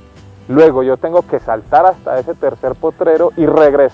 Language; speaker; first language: Spanish; native; Spanish